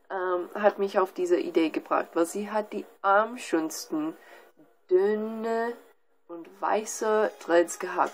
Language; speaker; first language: German; non-native, learner; English